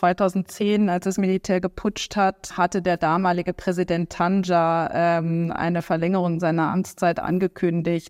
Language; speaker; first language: German; native; German